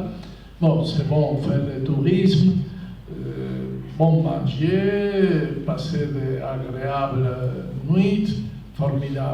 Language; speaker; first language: French; non-native, fluent; Spanish